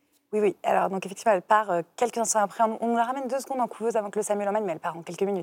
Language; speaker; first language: French; native; French